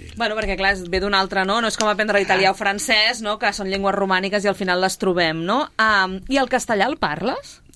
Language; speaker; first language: Catalan; native; Catalan